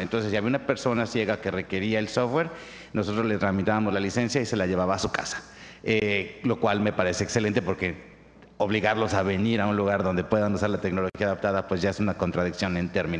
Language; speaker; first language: Spanish; native; Spanish